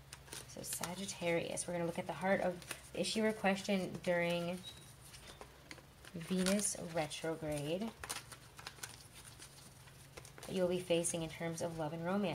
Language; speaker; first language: English; native; English